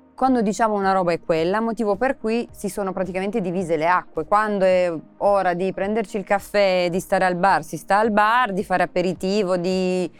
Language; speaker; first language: Italian; non-native, fluent; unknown